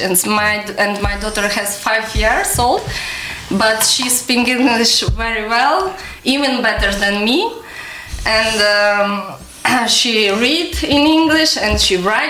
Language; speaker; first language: English; non-native, learner; Ukrainian